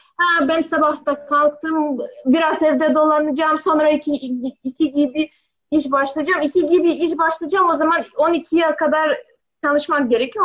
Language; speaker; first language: Turkish; non-native, learner; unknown